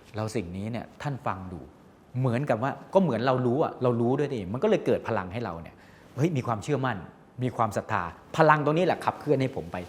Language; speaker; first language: Thai; native; Thai